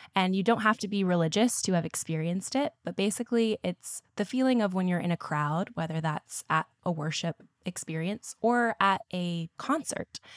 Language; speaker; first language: English; native; English